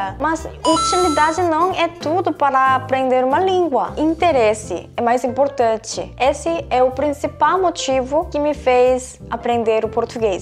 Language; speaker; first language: Portuguese; non-native, fluent; Korean